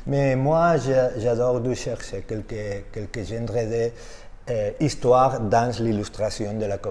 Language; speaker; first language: French; non-native, learner; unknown